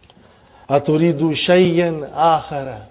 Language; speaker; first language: Arabic; non-native, fluent; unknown